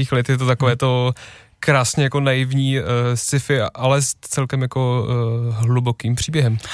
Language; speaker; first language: Czech; native; Czech